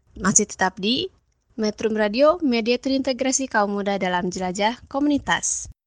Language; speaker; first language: Indonesian; native; Indonesian